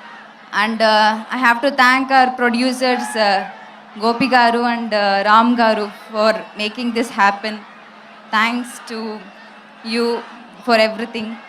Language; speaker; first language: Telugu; non-native, learner; Tamil